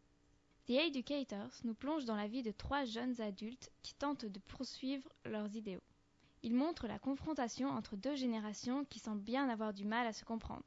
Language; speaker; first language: French; native; French